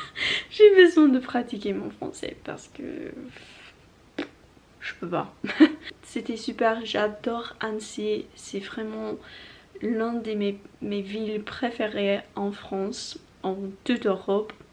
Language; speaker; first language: French; non-native, learner; English